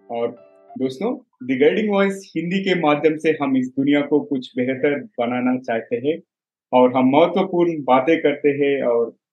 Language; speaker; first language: Hindi; non-native, local second language; Telugu